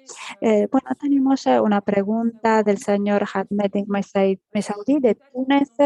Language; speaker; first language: Spanish; non-native, fluent; French